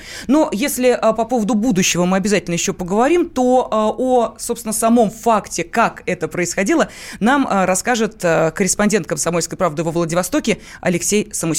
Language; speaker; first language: Russian; native; Russian